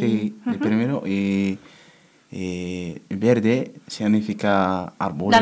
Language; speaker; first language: Spanish; non-native, learner; Berber languages